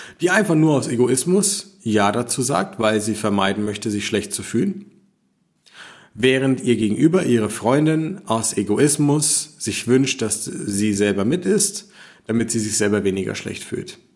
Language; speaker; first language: German; native; German